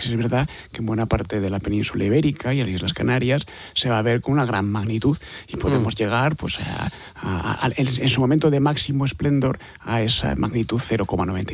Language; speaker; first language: Spanish; native; Spanish